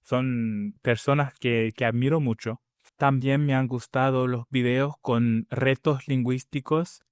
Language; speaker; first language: Spanish; non-native, fluent; English